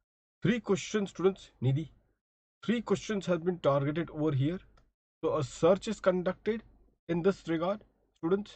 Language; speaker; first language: English; non-native, local second language; Hindi